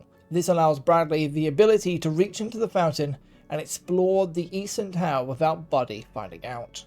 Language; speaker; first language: English; native; English